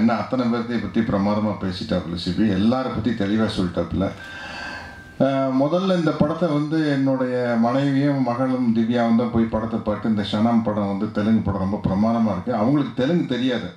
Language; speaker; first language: Tamil; native; Tamil